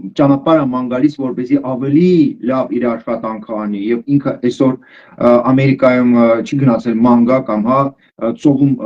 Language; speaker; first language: Armenian; early bilingual, heritage; Armenian